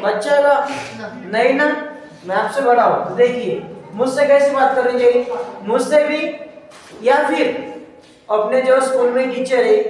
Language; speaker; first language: Hindi; non-native, local second language; Marathi